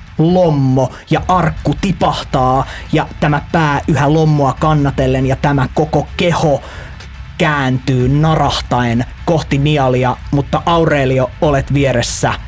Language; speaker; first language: Finnish; native; Finnish